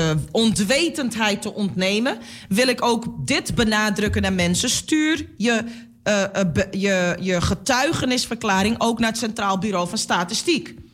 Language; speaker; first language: Dutch; native; Dutch